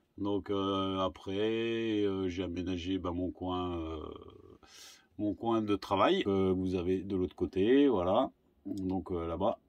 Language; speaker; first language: French; native; French